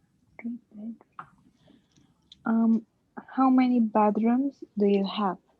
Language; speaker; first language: English; non-native, learner; Spanish